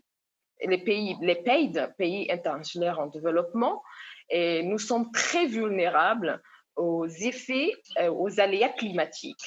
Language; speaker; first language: French; non-native, local second language; Comorian